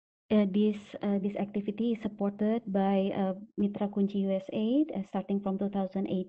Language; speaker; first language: English; non-native, fluent; Indonesian